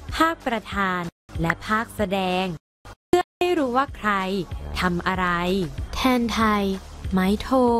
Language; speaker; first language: Thai; native; Thai